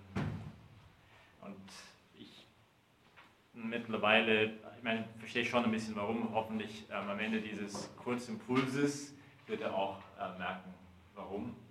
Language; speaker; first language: German; early bilingual, heritage; German